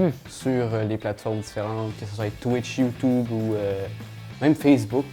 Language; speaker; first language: French; native; French